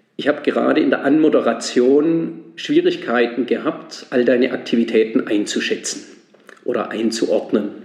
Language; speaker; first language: German; native; German